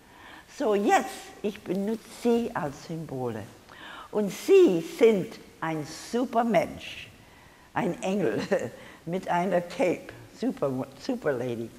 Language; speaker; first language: German; non-native, learner; English